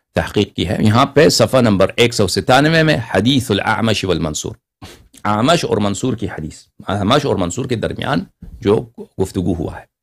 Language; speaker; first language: Urdu; non-native, local second language; Persian